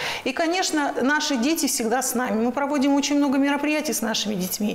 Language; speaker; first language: Russian; native; Russian